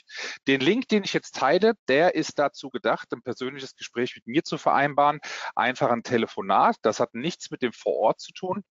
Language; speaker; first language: German; native; German